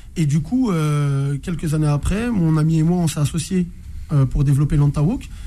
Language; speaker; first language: French; native; French